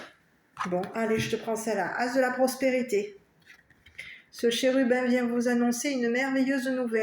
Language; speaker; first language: French; native; French